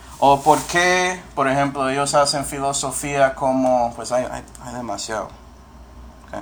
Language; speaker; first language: Spanish; non-native, fluent; English